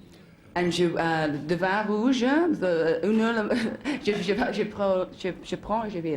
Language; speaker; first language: French; non-native, learner; English